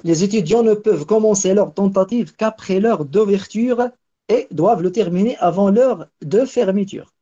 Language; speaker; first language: French; non-native, local second language; Arabic